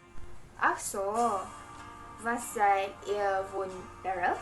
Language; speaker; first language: German; non-native, learner; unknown